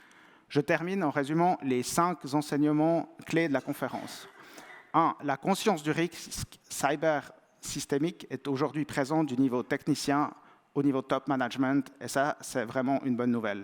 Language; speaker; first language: French; native; French